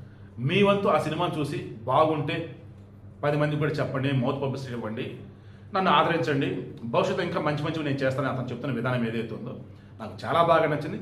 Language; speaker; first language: Telugu; native; Telugu